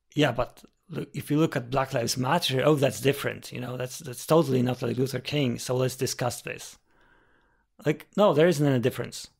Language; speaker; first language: English; non-native, fluent; Polish